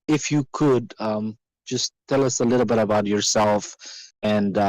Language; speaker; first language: English; non-native, fluent; Romanian